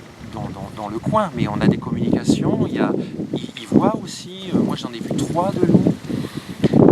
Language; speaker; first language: French; native; French